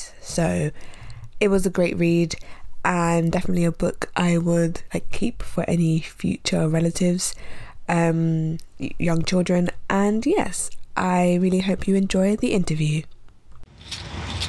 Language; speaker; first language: English; native; English